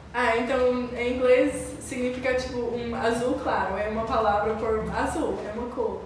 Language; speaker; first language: Portuguese; non-native, learner; English